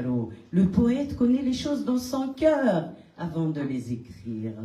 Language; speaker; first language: French; non-native, local second language; Kabyle